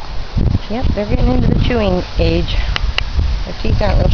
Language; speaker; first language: English; native; English